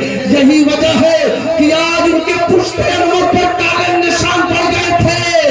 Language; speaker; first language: Urdu; native; Urdu